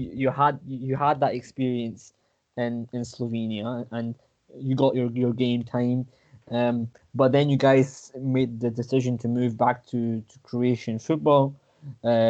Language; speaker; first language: English; native; English